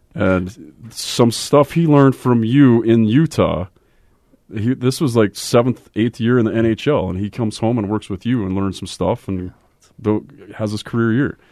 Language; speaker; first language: English; native; English